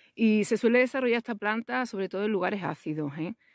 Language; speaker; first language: Spanish; native; Spanish